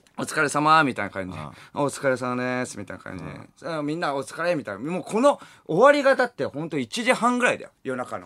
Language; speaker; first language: Japanese; native; Japanese